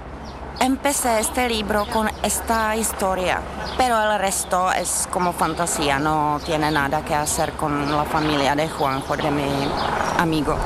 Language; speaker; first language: Spanish; non-native, fluent; Czech